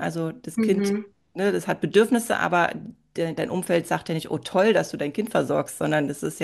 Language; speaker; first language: German; native; German